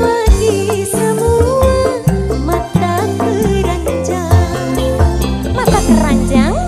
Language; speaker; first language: Indonesian; native; Indonesian